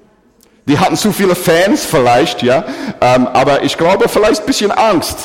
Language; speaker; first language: German; non-native, fluent; English